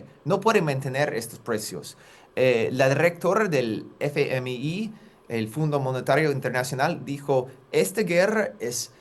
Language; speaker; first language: Spanish; non-native, fluent; English